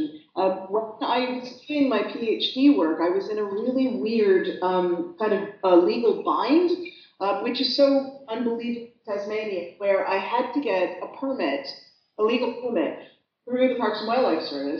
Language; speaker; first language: English; native; English